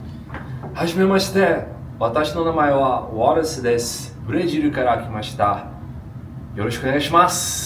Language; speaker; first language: Japanese; non-native, learner; Portuguese